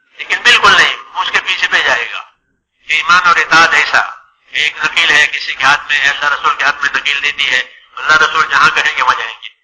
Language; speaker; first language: Urdu; non-native, local second language; Gujarati